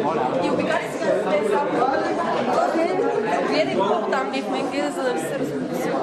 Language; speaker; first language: Bulgarian; native; Bulgarian